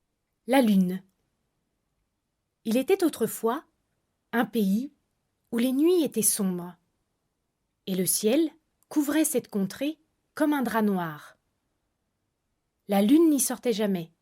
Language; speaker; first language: French; native; French